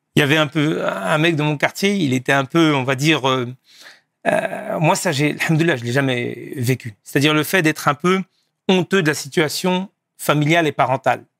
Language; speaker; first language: French; native; French